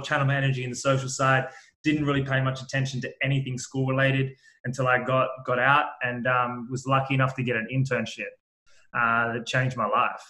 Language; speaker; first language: English; native; English